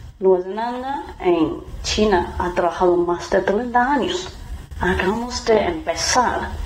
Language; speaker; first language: Spanish; non-native, fluent; Chinese